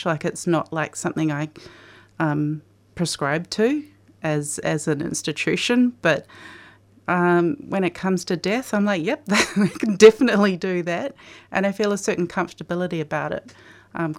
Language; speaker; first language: English; native; English